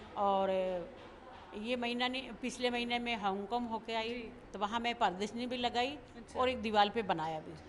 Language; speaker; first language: Hindi; non-native, local second language; Bhili